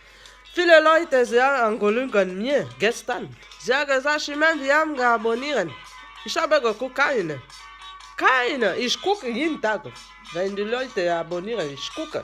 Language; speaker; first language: German; non-native, learner; French